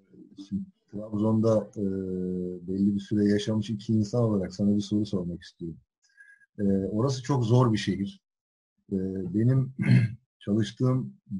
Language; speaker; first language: Turkish; native; Turkish